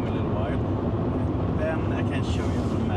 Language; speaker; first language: English; non-native, fluent; Swedish